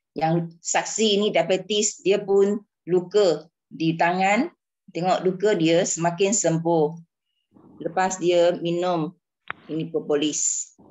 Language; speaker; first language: Malay; non-native, local second language; Chinese